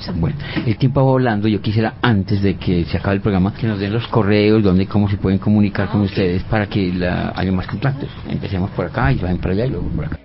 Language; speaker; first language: Spanish; native; Spanish